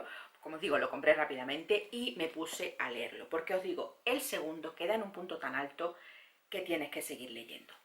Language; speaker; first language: Spanish; native; Spanish